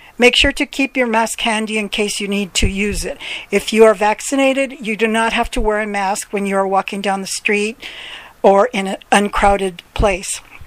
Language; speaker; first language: English; early bilingual, other home language; Spanish